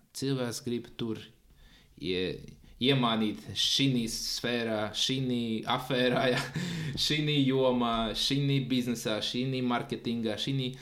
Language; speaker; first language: Latvian; native; Latvian